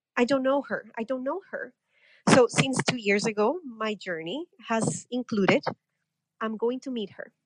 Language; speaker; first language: English; non-native, fluent; Spanish